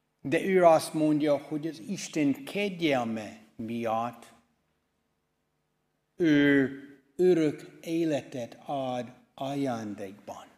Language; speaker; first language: Hungarian; non-native, fluent; English